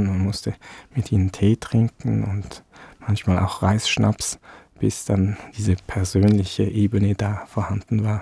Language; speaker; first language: German; early bilingual, other home language; Vietnamese